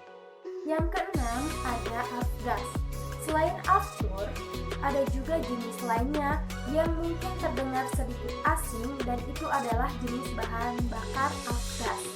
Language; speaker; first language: Indonesian; native; Indonesian